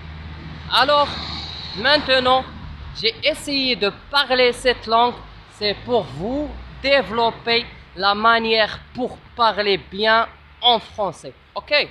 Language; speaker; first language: French; non-native, local second language; Arabic